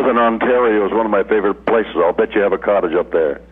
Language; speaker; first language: English; native; English